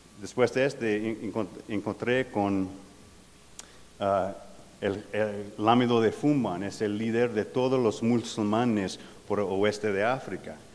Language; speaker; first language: Spanish; non-native, learner; English